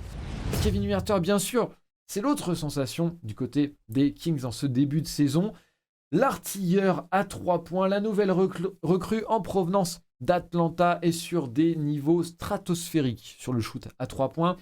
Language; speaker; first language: French; native; French